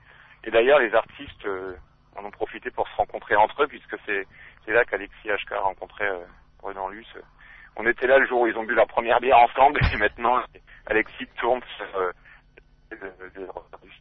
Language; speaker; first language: French; native; French